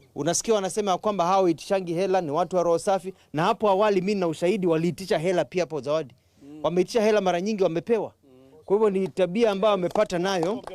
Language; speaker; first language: Swahili; non-native, local second language; Kamba